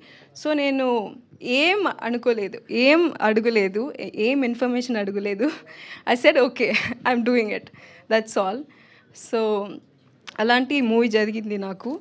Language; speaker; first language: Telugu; non-native, learner; Tamil